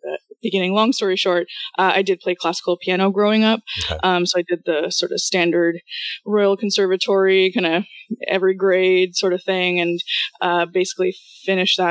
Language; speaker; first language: English; non-native, fluent; Russian